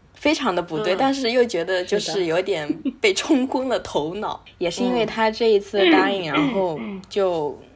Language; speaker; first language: Chinese; native; Chinese